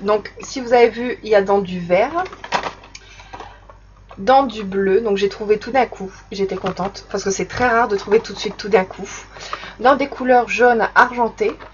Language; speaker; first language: French; native; French